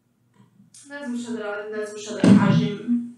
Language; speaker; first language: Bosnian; early bilingual, heritage; English